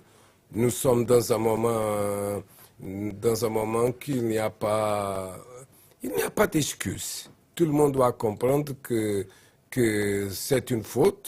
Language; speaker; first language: French; non-native, learner; Portuguese